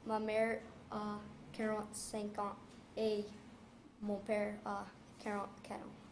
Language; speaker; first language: French; non-native, learner; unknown